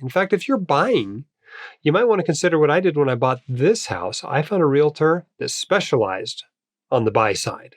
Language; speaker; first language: English; native; English